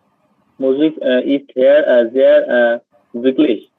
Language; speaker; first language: German; non-native, learner; Bangla